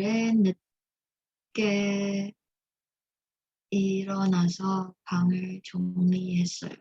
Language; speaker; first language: Korean; non-native, learner; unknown